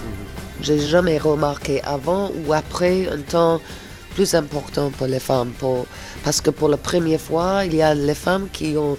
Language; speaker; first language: French; non-native, fluent; English